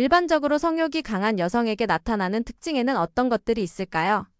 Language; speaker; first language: Korean; native; Korean